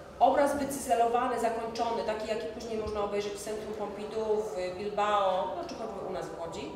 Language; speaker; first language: Polish; native; Polish